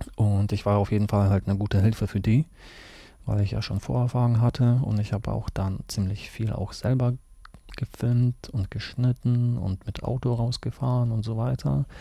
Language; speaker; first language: German; early bilingual, other home language; Russian